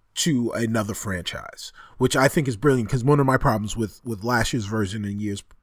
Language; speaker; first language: English; native; English